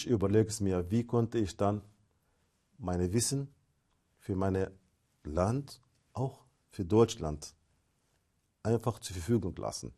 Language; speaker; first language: German; non-native, fluent; Arabic